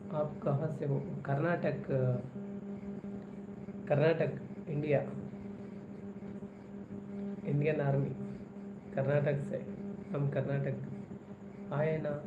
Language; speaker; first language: Hindi; non-native, local second language; Kannada